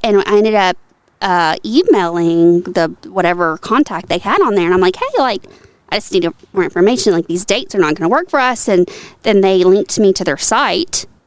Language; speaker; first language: English; native; English